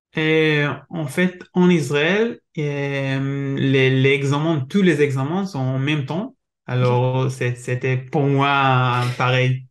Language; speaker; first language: French; non-native, learner; Hebrew